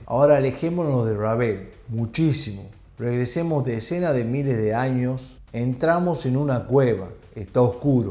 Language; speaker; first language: Spanish; native; Spanish